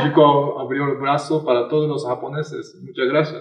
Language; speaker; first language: Spanish; non-native, fluent; Japanese